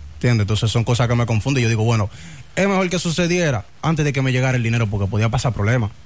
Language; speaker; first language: Spanish; native; Spanish